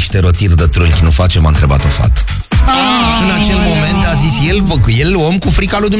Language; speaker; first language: Romanian; native; Romanian